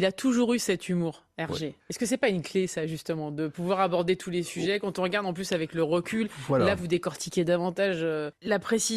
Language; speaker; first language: French; native; French